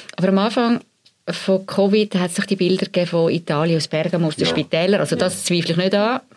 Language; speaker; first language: German; native; German